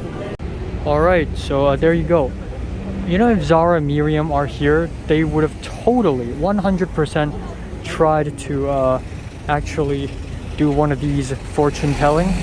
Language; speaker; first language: English; non-native, local second language; Cantonese